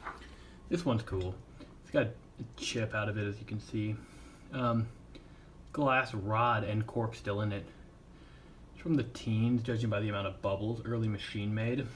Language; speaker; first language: English; native; English